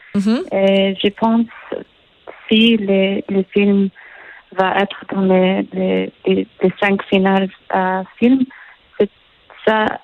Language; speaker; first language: French; non-native, learner; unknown